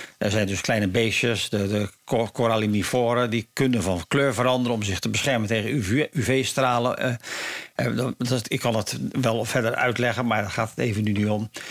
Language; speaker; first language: Dutch; native; Dutch